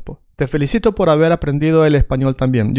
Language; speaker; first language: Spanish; native; Spanish